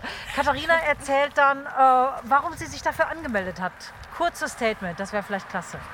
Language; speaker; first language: German; native; German